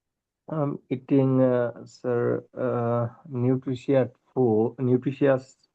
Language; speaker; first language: English; non-native, learner; Bangla